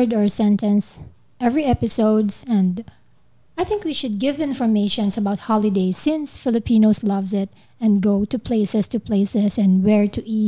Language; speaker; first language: English; non-native, local second language; Filipino